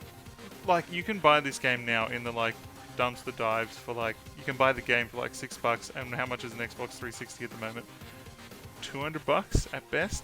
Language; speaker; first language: English; native; English